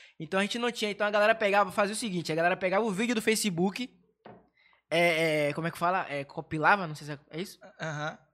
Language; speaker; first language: Portuguese; native; Portuguese